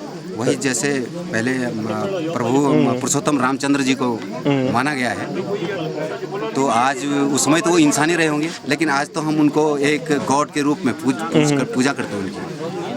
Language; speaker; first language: Hindi; native; Hindi